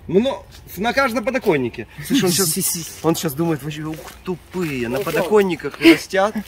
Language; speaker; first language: Russian; native; Russian